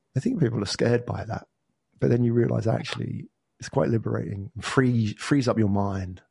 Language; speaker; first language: English; native; English